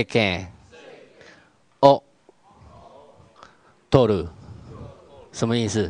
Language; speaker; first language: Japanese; non-native, fluent; Chinese